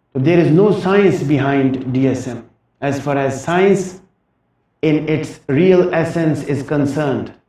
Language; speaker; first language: English; non-native, local second language; Urdu